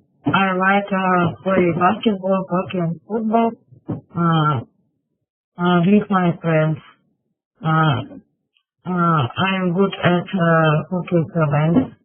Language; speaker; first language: English; non-native, learner; Russian